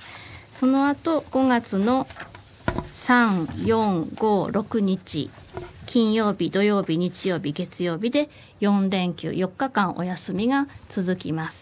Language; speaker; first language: Japanese; native; Japanese